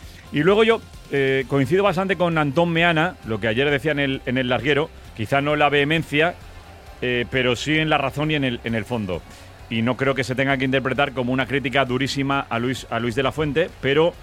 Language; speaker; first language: Spanish; native; Spanish